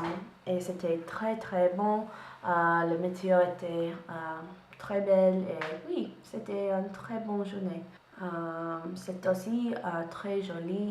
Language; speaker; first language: French; non-native, learner; English